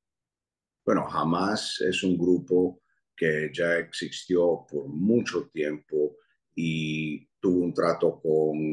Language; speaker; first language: Spanish; early bilingual, heritage; Spanish